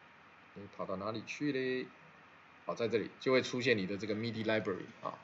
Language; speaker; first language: Chinese; native; Chinese